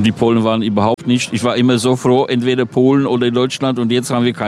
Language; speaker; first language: German; non-native, fluent; Polish